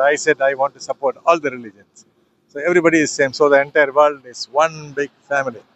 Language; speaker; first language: English; non-native, local second language; Tamil